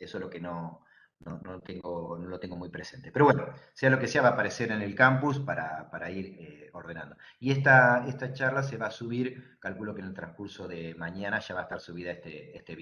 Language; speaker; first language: Spanish; native; Spanish